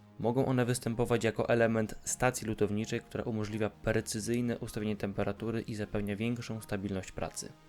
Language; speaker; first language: Polish; native; Polish